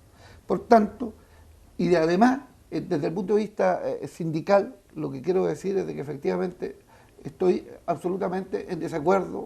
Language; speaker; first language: Spanish; native; Spanish